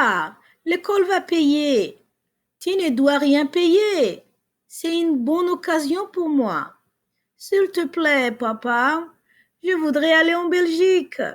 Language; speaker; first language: French; non-native, fluent; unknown